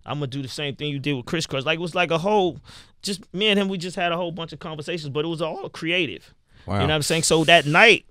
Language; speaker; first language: English; native; English